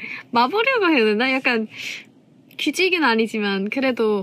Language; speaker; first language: Korean; non-native, fluent; Vietnamese